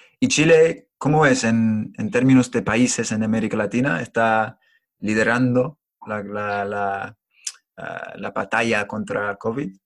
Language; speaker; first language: Spanish; non-native, learner; English